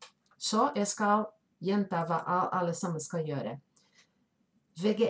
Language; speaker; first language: Norwegian; non-native, fluent; Spanish